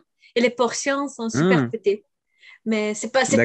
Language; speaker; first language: French; non-native, fluent; Bulgarian